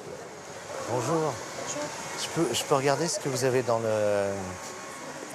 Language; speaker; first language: French; native; French